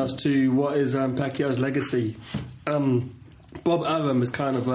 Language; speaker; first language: English; native; English